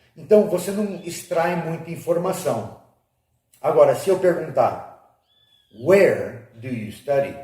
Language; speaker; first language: Portuguese; non-native, fluent; English